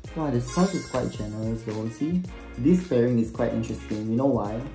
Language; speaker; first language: English; non-native, local second language; Pampanga